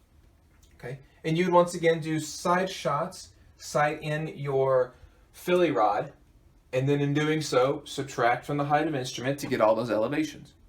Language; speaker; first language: English; native; English